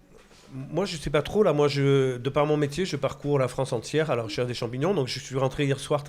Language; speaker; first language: French; native; French